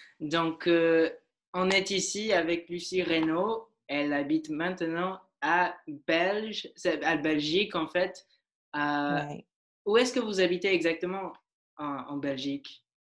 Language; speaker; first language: French; non-native, learner; English